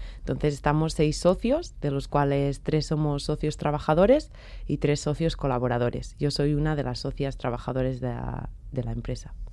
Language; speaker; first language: Spanish; non-native, local second language; Catalan